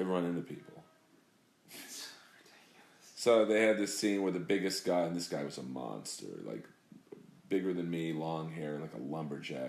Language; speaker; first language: English; native; English